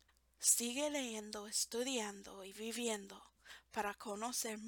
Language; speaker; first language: Spanish; non-native, fluent; English